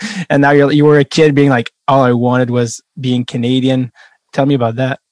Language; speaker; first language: English; non-native, fluent; French